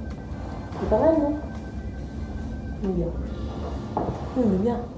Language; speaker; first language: French; native; French